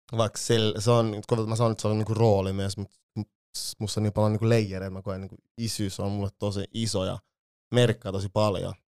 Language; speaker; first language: Finnish; early bilingual, other home language; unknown